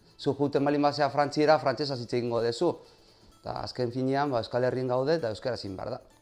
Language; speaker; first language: Basque; non-native, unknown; Spanish